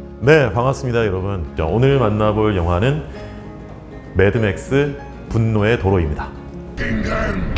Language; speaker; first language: Korean; native; Korean